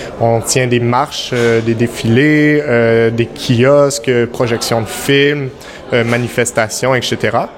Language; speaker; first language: French; native; French